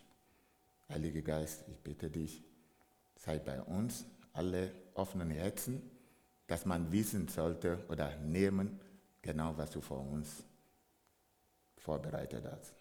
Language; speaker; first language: German; non-native, fluent; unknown